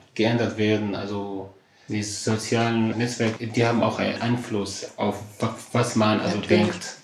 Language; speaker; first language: German; non-native, fluent; Arabic